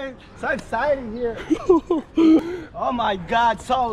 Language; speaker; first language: English; non-native, learner; Spanish